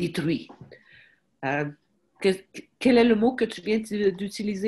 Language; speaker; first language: French; non-native, fluent; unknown